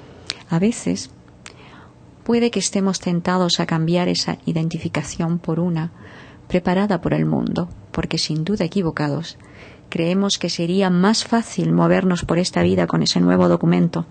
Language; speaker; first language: Spanish; native; Spanish